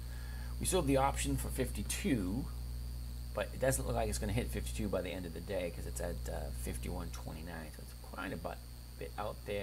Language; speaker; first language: English; native; English